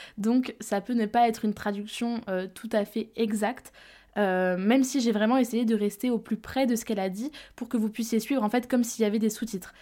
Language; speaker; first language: French; native; French